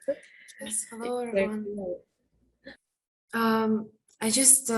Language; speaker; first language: English; non-native, fluent; Russian